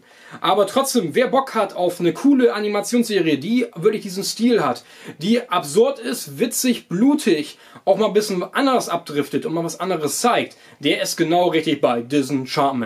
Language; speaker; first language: German; native; German